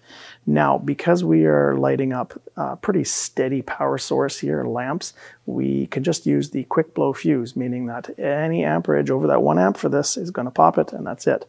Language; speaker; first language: English; native; English